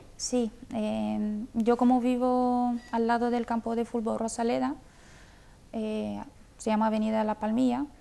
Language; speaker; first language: Spanish; non-native, fluent; Romanian